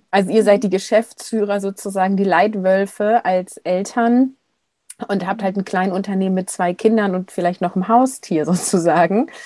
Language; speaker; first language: German; native; German